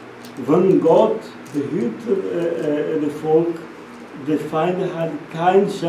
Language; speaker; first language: German; non-native, learner; Portuguese